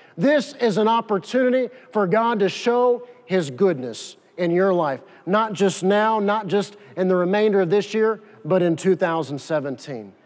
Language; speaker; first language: English; native; English